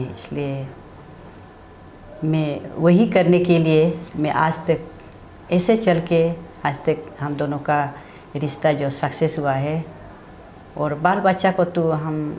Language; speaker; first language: Hindi; non-native, local second language; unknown